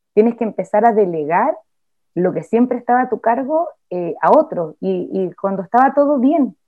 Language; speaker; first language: Spanish; native; Spanish